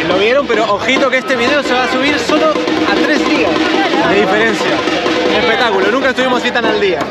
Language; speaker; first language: Spanish; native; Spanish